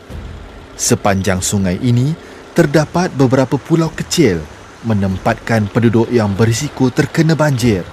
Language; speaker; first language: Malay; native; Malay